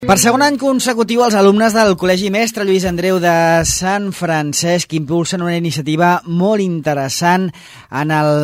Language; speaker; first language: Catalan; native; Catalan